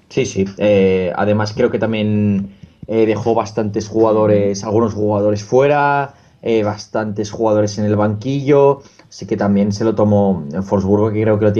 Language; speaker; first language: Spanish; native; Spanish